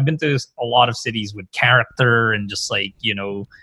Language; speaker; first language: English; non-native, local second language; Filipino